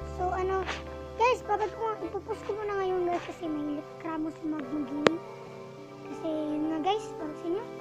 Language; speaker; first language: Filipino; non-native, local second language; Cebuano